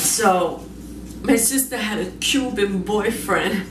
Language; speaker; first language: English; native; English